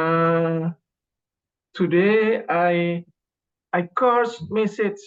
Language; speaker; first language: English; non-native, learner; Indonesian